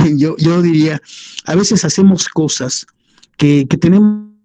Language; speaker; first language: Spanish; native; Spanish